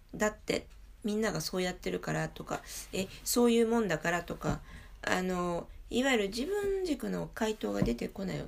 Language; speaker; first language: Japanese; native; Japanese